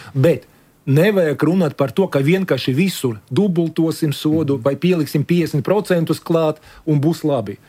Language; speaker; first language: Latvian; non-native, local second language; Russian